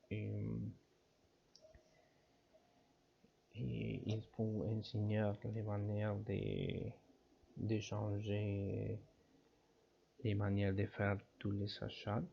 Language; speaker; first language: French; non-native, learner; Spanish